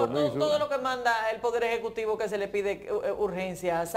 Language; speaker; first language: Spanish; native; Spanish